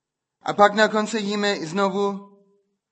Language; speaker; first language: Czech; non-native, fluent; English